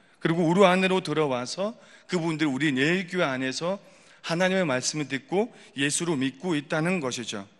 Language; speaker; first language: Korean; non-native, fluent; Mongolian